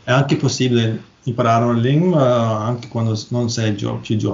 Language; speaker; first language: Italian; non-native, learner; Norwegian